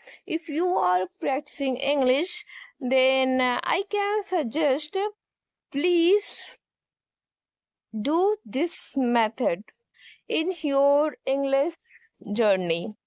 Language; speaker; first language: English; non-native, learner; Hindi